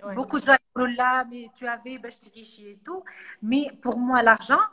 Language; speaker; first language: French; non-native, local second language; Arabic